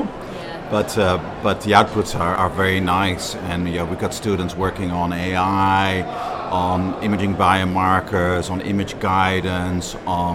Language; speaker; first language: English; non-native, fluent; Dutch